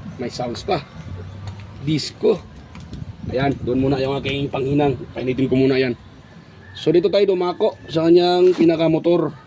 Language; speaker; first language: Filipino; non-native, local second language; Cebuano